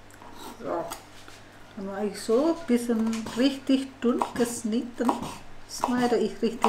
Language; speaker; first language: German; non-native, learner; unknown